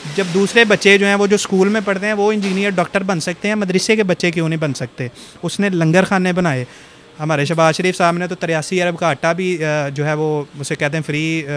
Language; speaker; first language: Urdu; non-native, local second language; Punjabi